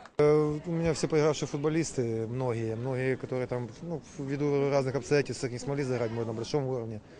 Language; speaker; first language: Russian; non-native, local second language; Ukrainian